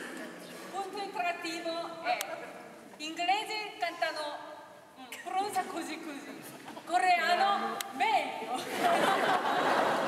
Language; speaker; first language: Italian; non-native, learner; Korean